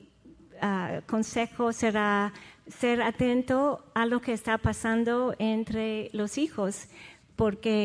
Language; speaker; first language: Spanish; non-native, fluent; English